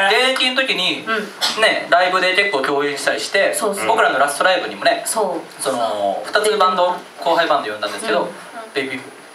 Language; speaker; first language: Japanese; native; Japanese